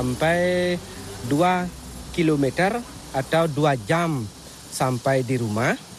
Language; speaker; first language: Indonesian; non-native, local second language; Balinese